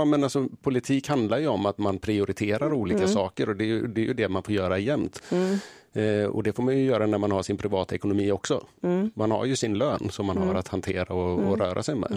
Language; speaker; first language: Swedish; native; Swedish